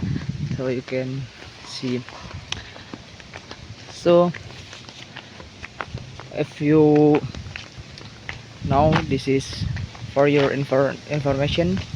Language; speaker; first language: English; non-native, learner; Indonesian